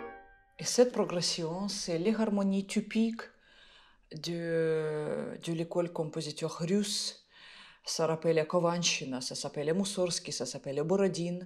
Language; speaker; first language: French; non-native, fluent; Russian